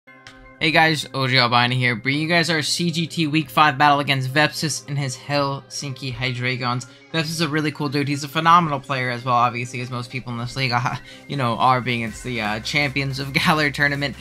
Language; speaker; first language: English; native; English